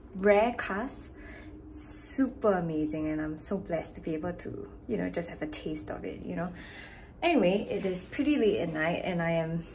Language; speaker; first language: English; native; English